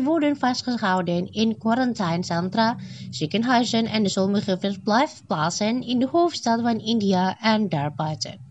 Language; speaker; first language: Dutch; non-native, fluent; Indonesian